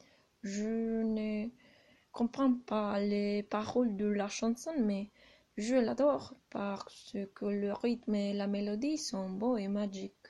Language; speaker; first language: French; non-native, learner; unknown